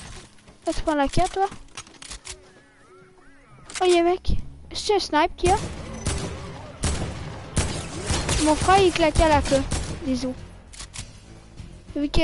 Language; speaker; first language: French; native; French